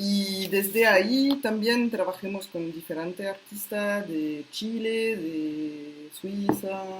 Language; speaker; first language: Spanish; non-native, fluent; French